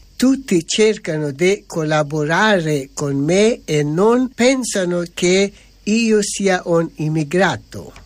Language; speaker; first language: Italian; non-native, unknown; Persian